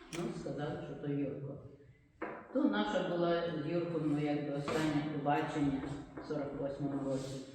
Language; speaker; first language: Ukrainian; native; Ukrainian